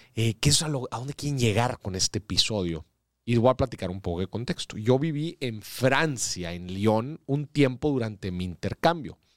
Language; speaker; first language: Spanish; native; Spanish